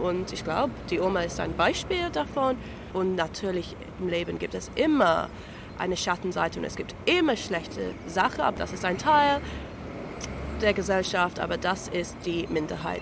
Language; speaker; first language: German; non-native, fluent; English